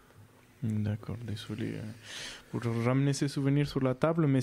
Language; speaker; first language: French; non-native, fluent; Spanish